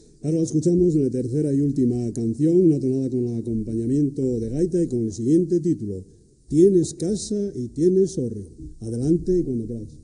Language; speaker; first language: Spanish; native; Spanish